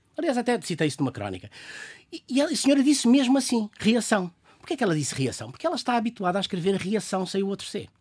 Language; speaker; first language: Portuguese; native; Portuguese